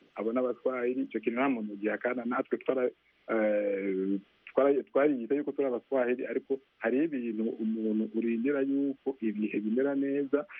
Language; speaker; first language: Rundi; non-native, local second language; Swahili